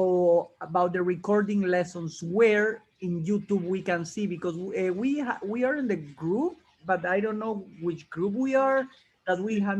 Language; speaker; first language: English; non-native, learner; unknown